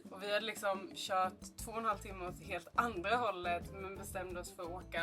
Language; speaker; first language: Swedish; native; Swedish